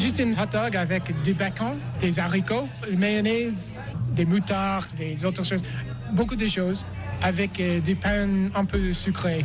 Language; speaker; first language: French; non-native, learner; English